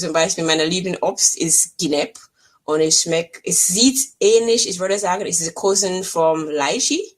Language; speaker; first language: German; non-native, fluent; English